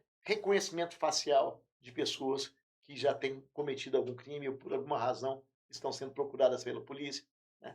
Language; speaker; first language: Portuguese; native; Portuguese